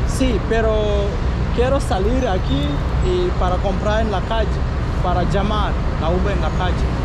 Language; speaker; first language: Spanish; non-native, learner; English